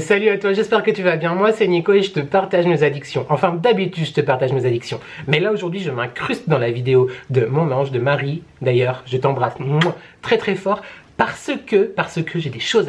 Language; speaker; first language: French; native; French